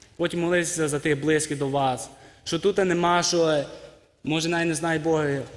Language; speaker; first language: Ukrainian; early bilingual, heritage; Ukrainian